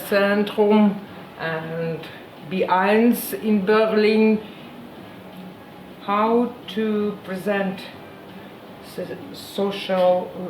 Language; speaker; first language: English; non-native, learner; Ukrainian